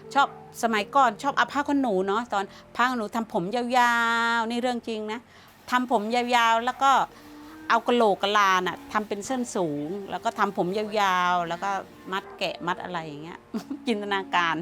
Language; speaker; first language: Thai; native; Thai